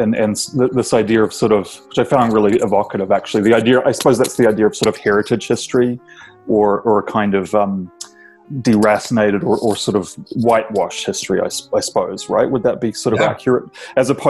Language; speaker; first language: English; native; English